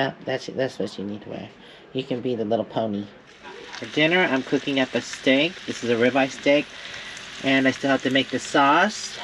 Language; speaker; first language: English; native; English